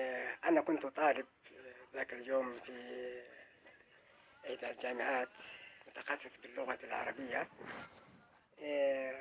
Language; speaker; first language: Arabic; non-native, fluent; Oromo